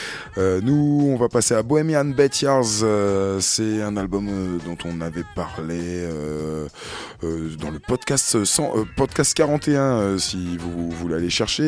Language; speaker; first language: French; native; French